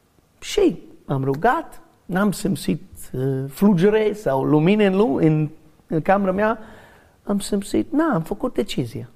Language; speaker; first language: Romanian; non-native, learner; English